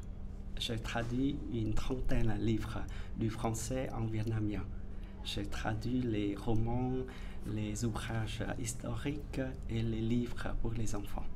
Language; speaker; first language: French; non-native, fluent; Vietnamese